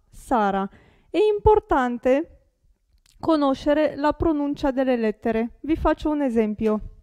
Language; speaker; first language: Italian; non-native, fluent; Romanian